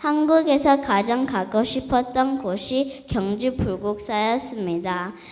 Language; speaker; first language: Korean; early bilingual, heritage; Korean